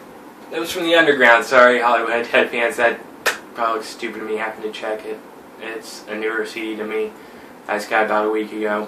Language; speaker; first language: English; native; English